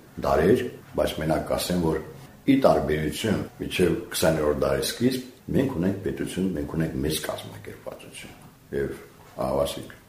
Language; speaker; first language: Armenian; native; Armenian